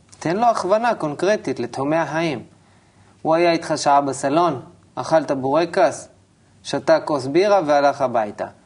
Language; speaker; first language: Hebrew; native; Hebrew